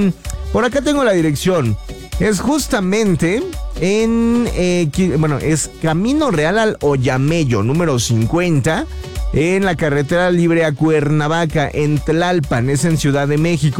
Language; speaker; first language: Spanish; native; Spanish